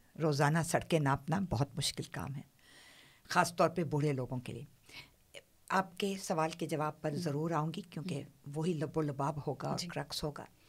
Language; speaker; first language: Urdu; non-native, local second language; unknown